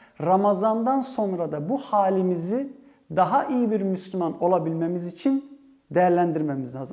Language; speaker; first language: Turkish; early bilingual, heritage; Turkish